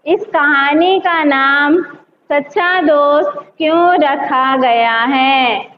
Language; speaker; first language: Hindi; non-native, local second language; Telugu